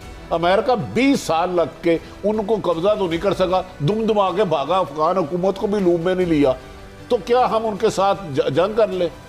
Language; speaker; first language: Urdu; native; Urdu